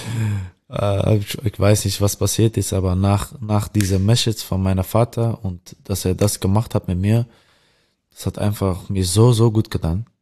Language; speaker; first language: German; non-native, learner; Dutch